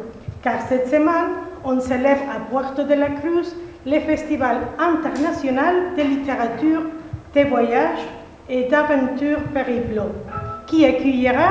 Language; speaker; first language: French; non-native, fluent; Spanish